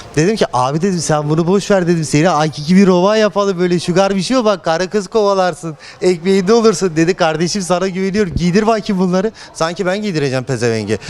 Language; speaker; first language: Turkish; native; Turkish